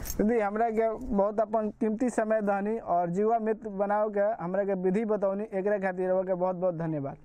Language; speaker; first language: Bhojpuri; native; Bhojpuri